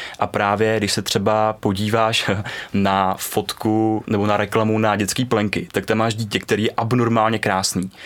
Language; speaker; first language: Czech; native; Czech